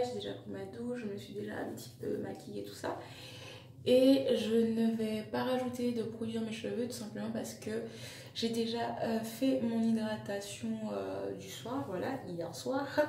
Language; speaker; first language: French; native; French